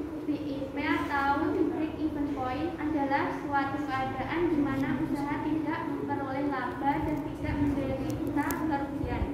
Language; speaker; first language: Indonesian; native; Indonesian